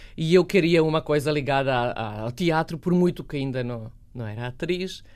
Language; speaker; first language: Portuguese; non-native, fluent; Serbian